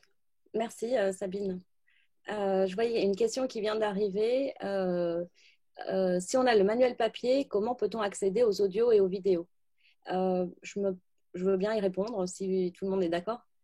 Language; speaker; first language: French; native; French